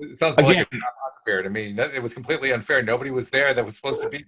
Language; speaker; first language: English; native; English